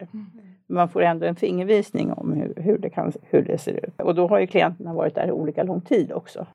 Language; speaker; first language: Swedish; native; Swedish